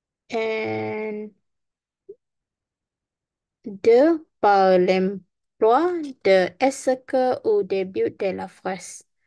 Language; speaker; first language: French; non-native, learner; Malay